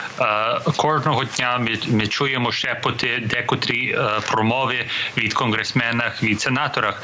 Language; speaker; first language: Ukrainian; early bilingual, heritage; English